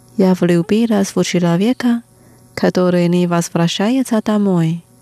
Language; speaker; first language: Russian; non-native, fluent; Chinese